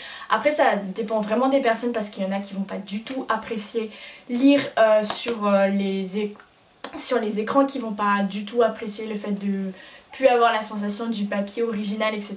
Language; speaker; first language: French; native; French